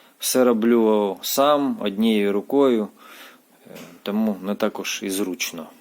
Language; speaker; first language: Ukrainian; non-native, local second language; Russian